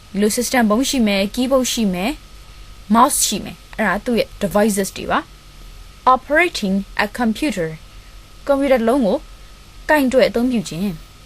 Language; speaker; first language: Burmese; native; Burmese